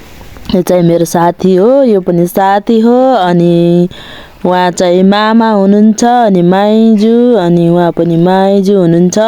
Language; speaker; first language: Nepali; non-native, local second language; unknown